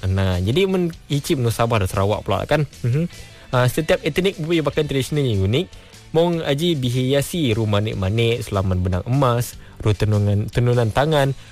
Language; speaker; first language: Malay; non-native, local second language; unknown